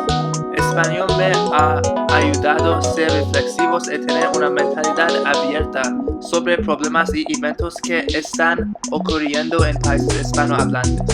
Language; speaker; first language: Spanish; non-native, learner; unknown